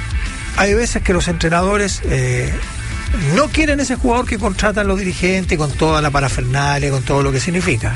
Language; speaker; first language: Spanish; native; Spanish